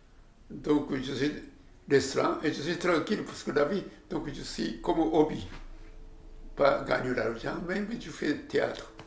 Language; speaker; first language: French; non-native, learner; Japanese